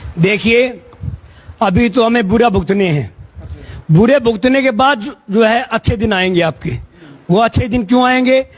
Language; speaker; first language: Hindi; native; Hindi